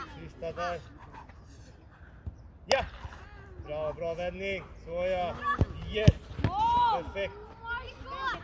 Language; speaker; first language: Swedish; non-native, fluent; Serbian